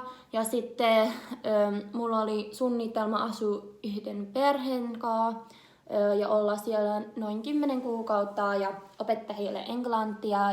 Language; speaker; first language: Finnish; non-native, learner; English